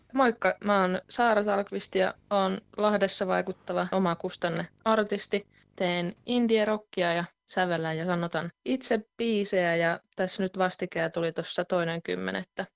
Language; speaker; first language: Finnish; native; Finnish